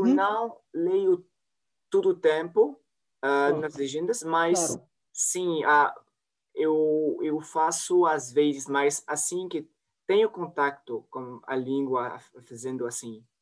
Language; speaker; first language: Portuguese; non-native, fluent; French